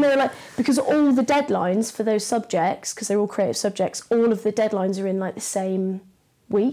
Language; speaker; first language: English; native; English